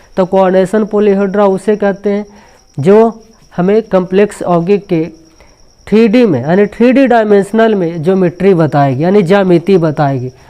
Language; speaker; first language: Hindi; native; Hindi